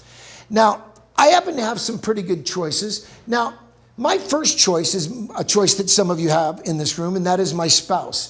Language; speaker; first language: English; native; English